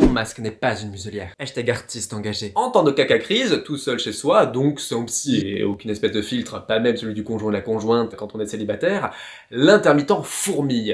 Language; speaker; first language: French; native; French